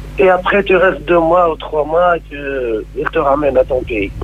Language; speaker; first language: French; non-native, local second language; Arabic